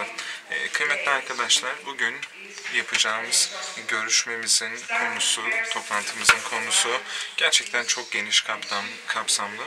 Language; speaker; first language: Turkish; native; Turkish